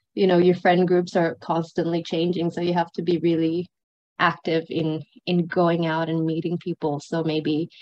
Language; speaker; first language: English; non-native, fluent; Sinhala